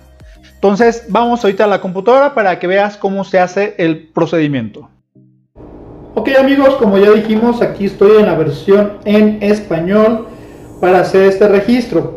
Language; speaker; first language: Spanish; native; Spanish